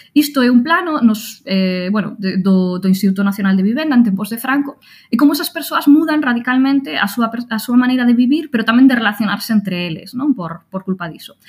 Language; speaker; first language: Galician; non-native, local second language; Spanish